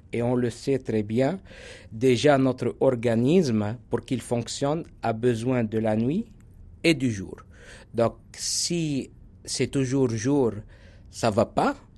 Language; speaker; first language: French; non-native, local second language; Arabic